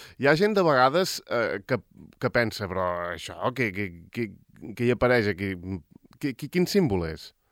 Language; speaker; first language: Catalan; native; Catalan